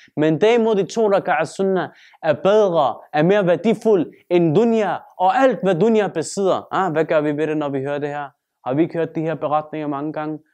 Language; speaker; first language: Danish; early bilingual, other home language; Turkish